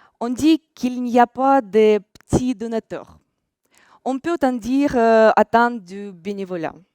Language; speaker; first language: French; non-native, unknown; Russian